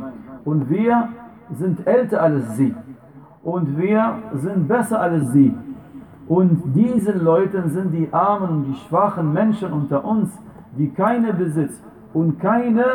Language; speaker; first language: German; non-native, fluent; Arabic